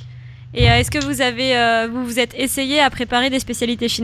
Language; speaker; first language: French; native; French